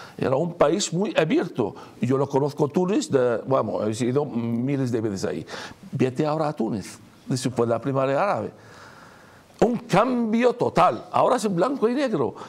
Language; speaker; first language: Spanish; non-native, fluent; Arabic